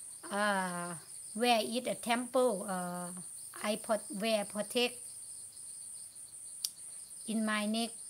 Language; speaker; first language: English; non-native, learner; Thai